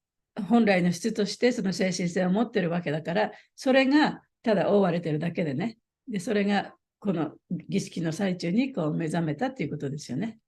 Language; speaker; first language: Japanese; native; Japanese